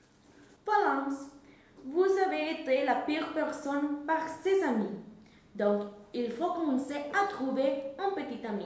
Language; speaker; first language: French; non-native, learner; Spanish